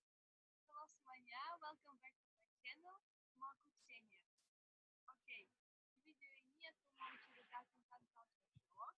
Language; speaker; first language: Indonesian; non-native, fluent; Russian